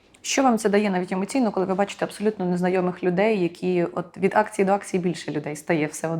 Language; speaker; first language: Ukrainian; native; Ukrainian